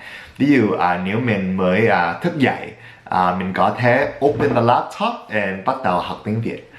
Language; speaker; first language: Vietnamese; non-native, learner; English